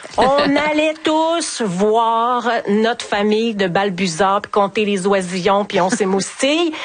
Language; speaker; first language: French; native; French